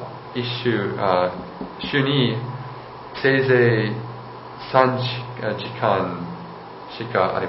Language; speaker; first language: Japanese; non-native, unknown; English